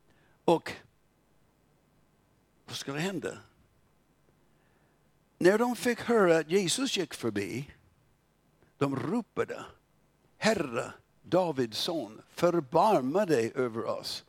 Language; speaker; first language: Swedish; non-native, fluent; English